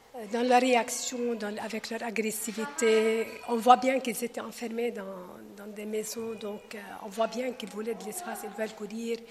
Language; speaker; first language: French; non-native, local second language; Arabic